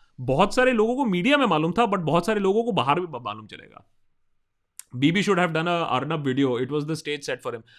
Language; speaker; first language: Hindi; non-native, local second language; Bangla